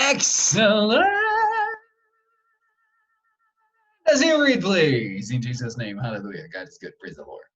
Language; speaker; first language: English; non-native, fluent; Portuguese